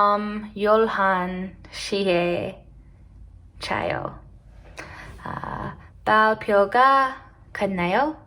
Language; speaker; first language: Korean; non-native, learner; English